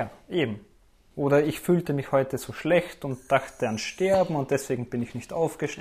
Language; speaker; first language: German; native; German